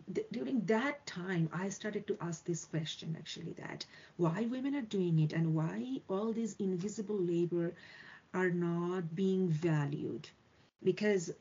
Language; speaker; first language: English; non-native, local second language; Bangla